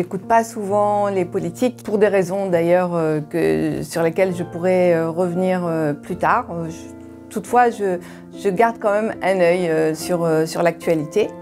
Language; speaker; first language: French; non-native, local second language; Arabic